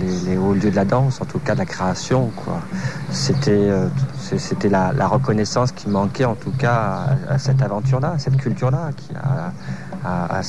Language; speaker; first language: French; native; French